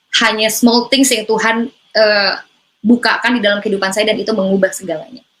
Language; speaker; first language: Indonesian; native; Indonesian